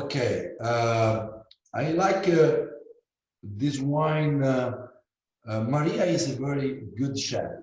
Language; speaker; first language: English; non-native, learner; Italian